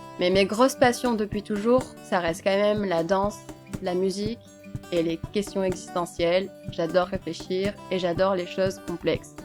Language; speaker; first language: French; native; French